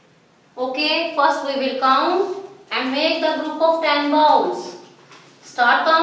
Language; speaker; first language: English; non-native, local second language; Urdu